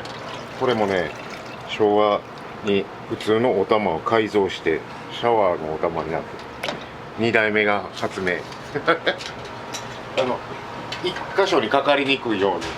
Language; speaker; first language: Japanese; native; Japanese